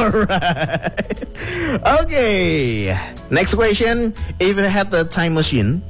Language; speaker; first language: English; non-native, fluent; Indonesian